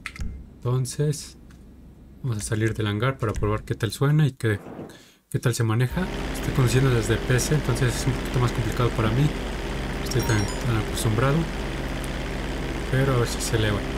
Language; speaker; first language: Spanish; native; Spanish